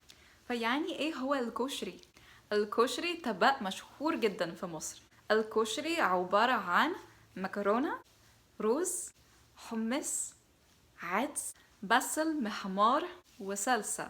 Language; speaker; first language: Arabic; non-native, fluent; English